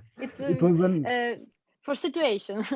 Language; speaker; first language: English; non-native, learner; Ukrainian